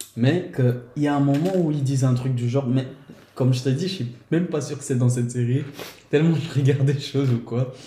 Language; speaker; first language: French; early bilingual, other home language; Portuguese